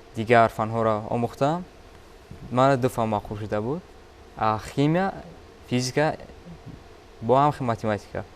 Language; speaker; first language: Tajik; native; Tajik